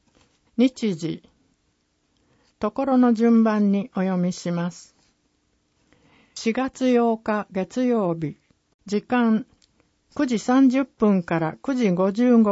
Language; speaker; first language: Japanese; native; Japanese